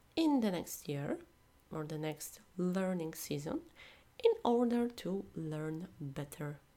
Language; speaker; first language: English; non-native, fluent; Polish